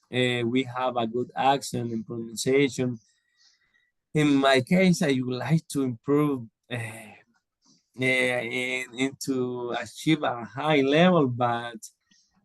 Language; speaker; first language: English; non-native, learner; Spanish